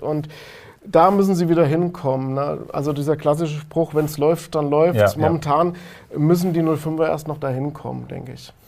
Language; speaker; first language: German; native; German